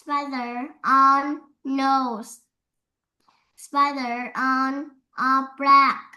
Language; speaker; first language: English; non-native, learner; Vietnamese